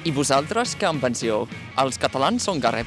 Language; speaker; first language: Catalan; non-native, fluent; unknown